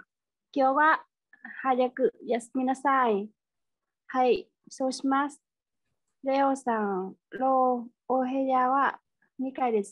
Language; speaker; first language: Japanese; non-native, learner; Vietnamese